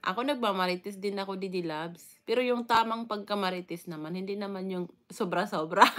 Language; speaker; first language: Filipino; non-native, local second language; Waray